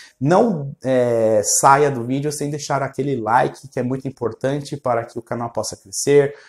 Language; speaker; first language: Portuguese; non-native, fluent; Spanish